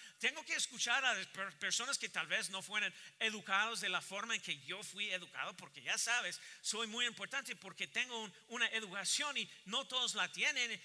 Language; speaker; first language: Spanish; non-native, fluent; English